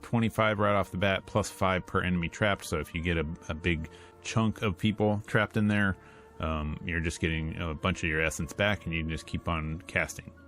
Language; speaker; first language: English; native; English